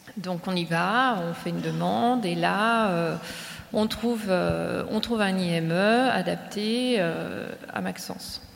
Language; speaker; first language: French; native; French